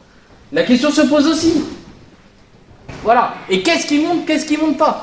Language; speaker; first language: French; native; French